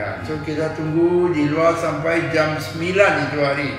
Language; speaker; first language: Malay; non-native, local second language; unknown